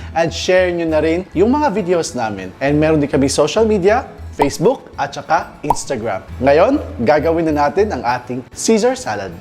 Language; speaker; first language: Filipino; non-native, local second language; Cebuano